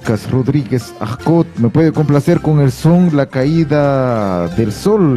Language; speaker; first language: Spanish; native; Spanish